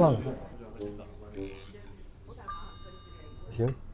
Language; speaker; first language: Chinese; native; Chinese